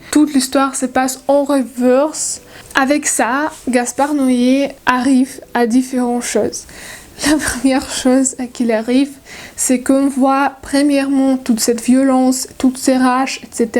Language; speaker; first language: French; non-native, learner; Russian